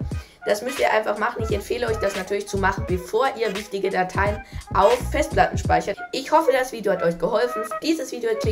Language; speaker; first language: German; native; German